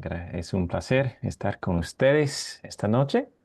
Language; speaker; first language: Spanish; non-native, fluent; English